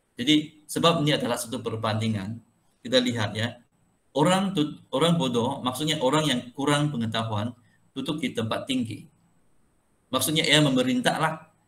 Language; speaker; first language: Malay; non-native, local second language; Chinese